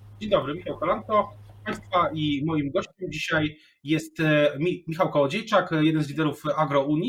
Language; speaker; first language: Polish; native; Polish